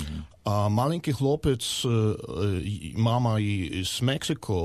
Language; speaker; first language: Ukrainian; non-native, learner; German